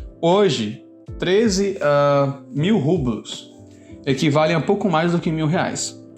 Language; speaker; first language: Portuguese; native; Portuguese